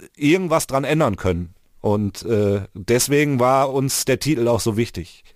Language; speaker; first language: German; native; German